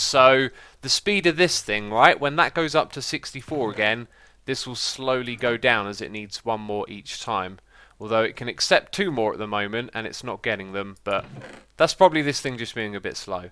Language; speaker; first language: English; native; English